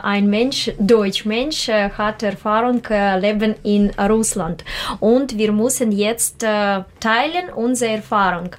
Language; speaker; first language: German; non-native, learner; Russian